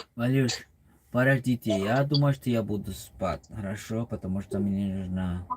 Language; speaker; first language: Russian; non-native, learner; English